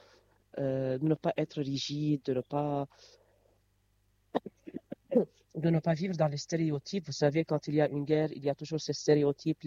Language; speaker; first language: French; non-native, local second language; Arabic